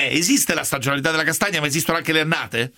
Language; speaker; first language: Italian; native; Italian